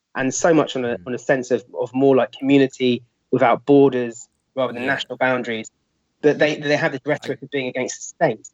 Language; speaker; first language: English; native; English